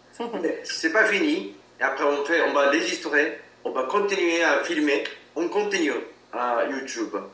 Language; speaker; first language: French; non-native, learner; Japanese